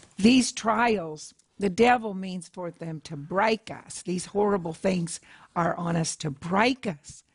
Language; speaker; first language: English; native; English